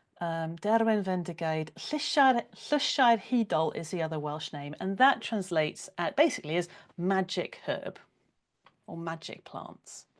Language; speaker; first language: English; native; English